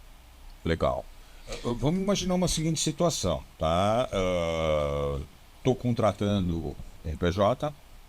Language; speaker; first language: Portuguese; native; Portuguese